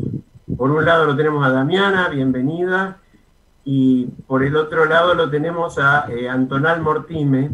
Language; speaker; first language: Spanish; native; Spanish